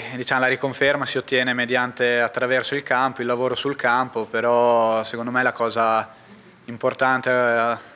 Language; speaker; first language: Italian; native; Italian